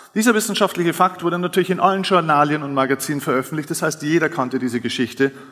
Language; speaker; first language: German; native; German